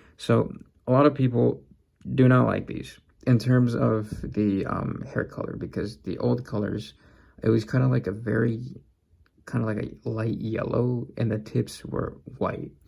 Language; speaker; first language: English; native; English